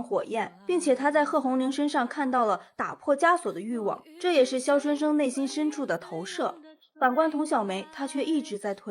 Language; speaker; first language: Chinese; native; Chinese